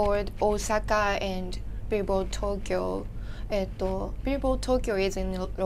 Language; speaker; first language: English; non-native, learner; Japanese